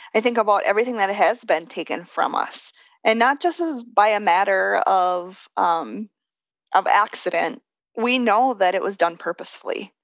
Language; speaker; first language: English; native; English